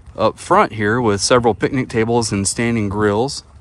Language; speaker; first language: English; native; English